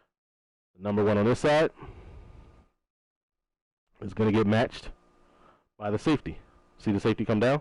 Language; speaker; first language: English; native; English